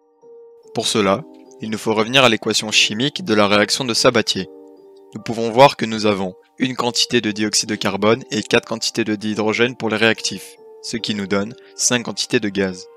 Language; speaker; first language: French; native; French